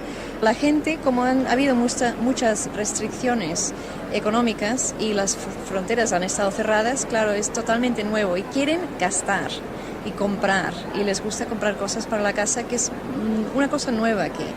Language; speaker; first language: Spanish; early bilingual, heritage; English